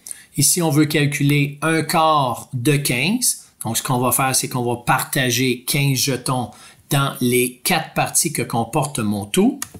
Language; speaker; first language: French; native; French